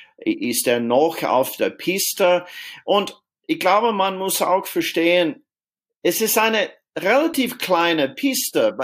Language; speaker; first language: German; non-native, fluent; English